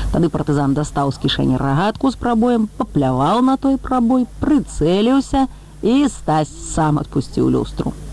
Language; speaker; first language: Belarusian; native; Belarusian